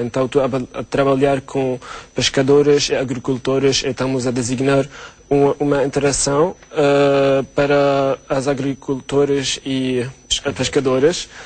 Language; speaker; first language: Portuguese; non-native, learner; Arabic